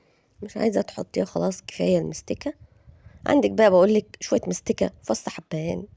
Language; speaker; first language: Arabic; native; Arabic